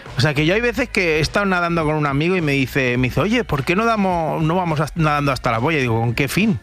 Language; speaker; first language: Spanish; native; Spanish